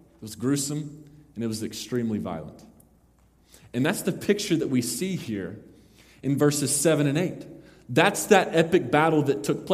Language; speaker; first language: English; native; English